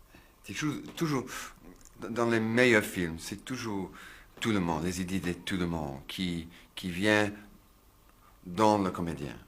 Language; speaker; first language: French; non-native, learner; English